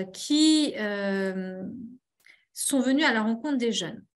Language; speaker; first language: French; native; French